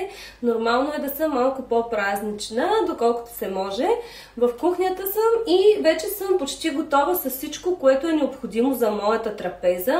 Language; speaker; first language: Bulgarian; native; Bulgarian